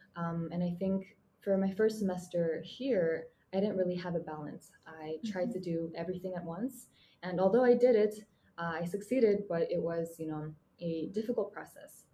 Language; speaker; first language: English; non-native, fluent; Mongolian